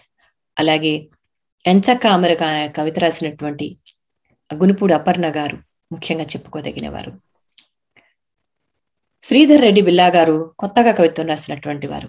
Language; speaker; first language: Telugu; native; Telugu